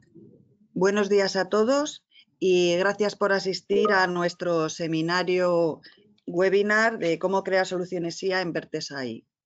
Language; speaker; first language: Spanish; native; Spanish